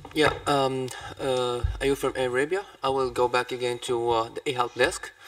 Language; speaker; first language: English; non-native, fluent; Polish